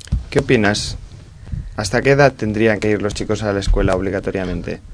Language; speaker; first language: Spanish; native; Spanish